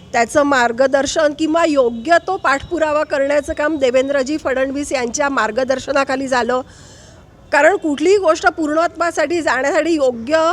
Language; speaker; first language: Marathi; native; Marathi